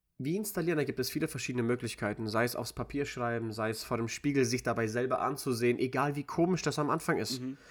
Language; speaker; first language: German; early bilingual, other home language; Russian